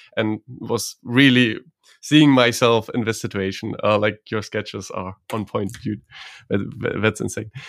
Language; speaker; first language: English; non-native, fluent; Croatian